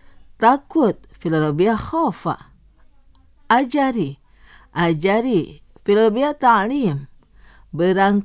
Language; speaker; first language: Arabic; non-native, fluent; Indonesian